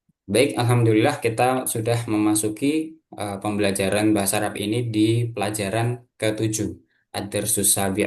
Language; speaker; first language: Indonesian; native; Indonesian